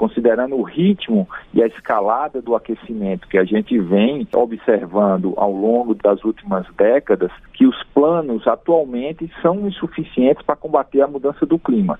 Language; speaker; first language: Portuguese; native; Portuguese